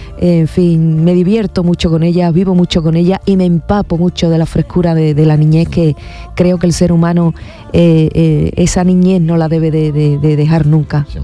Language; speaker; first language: Spanish; native; Spanish